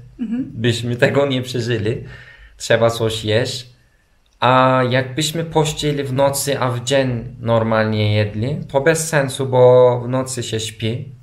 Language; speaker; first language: Polish; non-native, fluent; Turkish